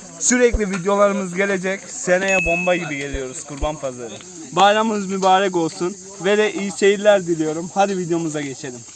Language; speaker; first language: Turkish; native; Turkish